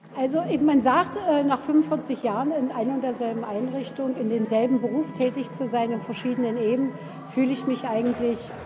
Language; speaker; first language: German; native; German